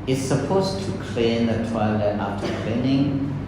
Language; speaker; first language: English; non-native, fluent; Burmese